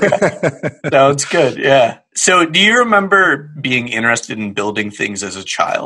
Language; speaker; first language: English; native; English